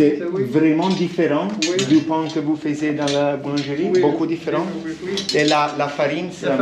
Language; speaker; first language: French; non-native, fluent; English